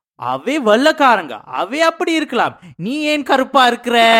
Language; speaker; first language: Tamil; early bilingual, heritage; Tamil